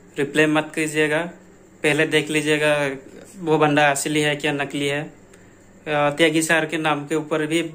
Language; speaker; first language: Hindi; non-native, local second language; Marathi